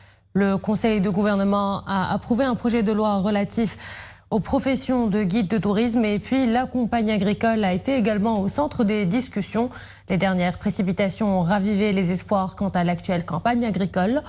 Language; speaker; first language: French; non-native, local second language; Arabic